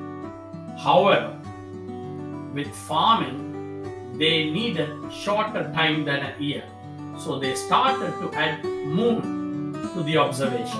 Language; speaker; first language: English; non-native, local second language; Tamil